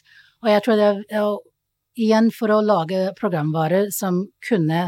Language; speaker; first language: Norwegian; non-native, fluent; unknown